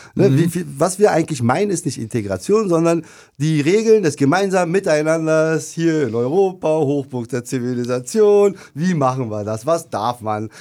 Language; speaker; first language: German; early bilingual, other home language; Turkish